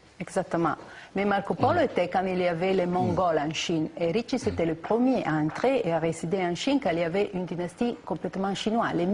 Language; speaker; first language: French; non-native, fluent; Italian